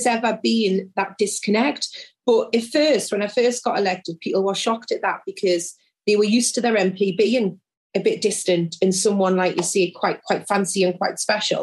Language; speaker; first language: English; native; English